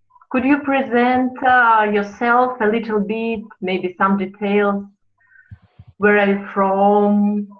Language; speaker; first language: English; non-native, fluent; Russian